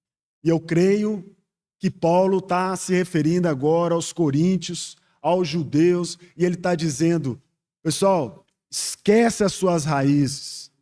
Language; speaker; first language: Portuguese; native; Portuguese